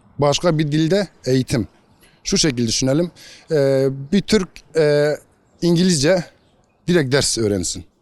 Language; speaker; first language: Turkish; non-native, local second language; Kurdish